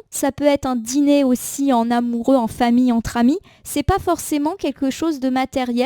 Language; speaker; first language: French; native; French